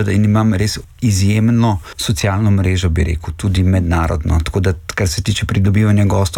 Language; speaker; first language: Slovenian; native; Slovenian